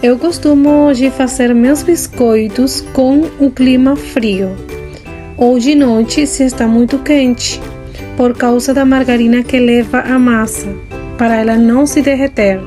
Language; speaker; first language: Portuguese; non-native, fluent; Spanish